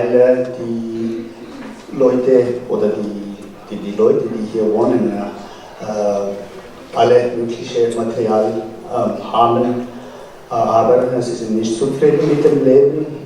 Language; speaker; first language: German; non-native, fluent; Tibetan